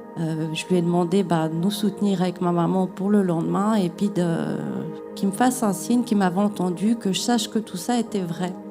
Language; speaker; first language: French; native; French